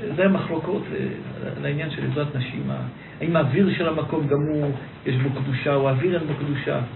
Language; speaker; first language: Hebrew; native; Hebrew